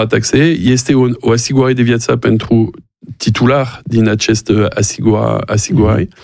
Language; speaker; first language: Romanian; non-native, learner; French